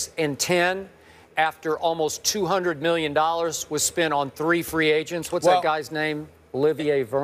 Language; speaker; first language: English; native; English